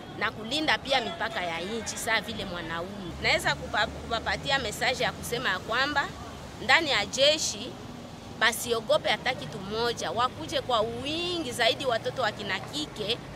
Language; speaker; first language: Swahili; native; Swahili